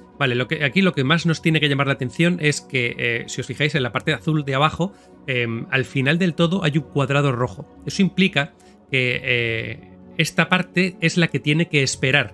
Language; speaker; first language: Spanish; native; Spanish